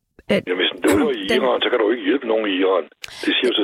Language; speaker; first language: Danish; native; Danish